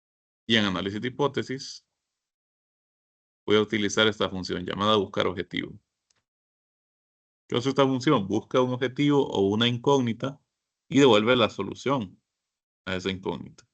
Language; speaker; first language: Spanish; native; Spanish